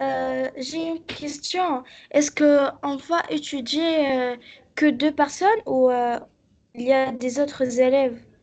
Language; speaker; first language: French; non-native, learner; Arabic